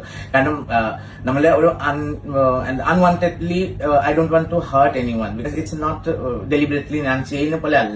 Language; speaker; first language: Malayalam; non-native, fluent; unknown